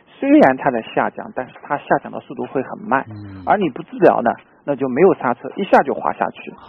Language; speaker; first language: Chinese; native; Chinese